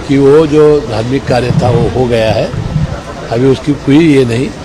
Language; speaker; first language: Hindi; non-native, local second language; Marathi